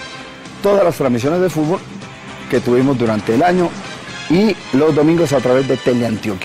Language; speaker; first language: Spanish; native; Spanish